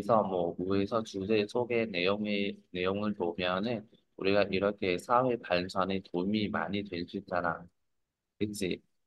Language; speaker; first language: Korean; non-native, fluent; Vietnamese